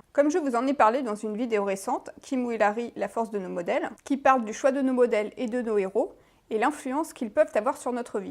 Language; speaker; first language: French; native; French